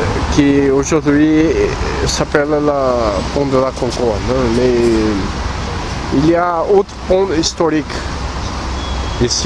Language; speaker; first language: French; non-native, learner; Portuguese